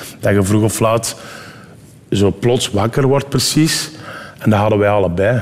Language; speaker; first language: Dutch; early bilingual, other home language; Turkish